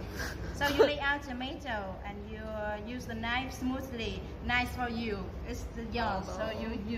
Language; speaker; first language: English; non-native, learner; Vietnamese